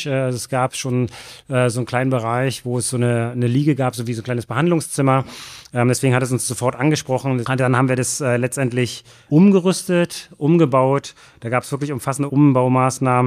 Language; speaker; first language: German; native; German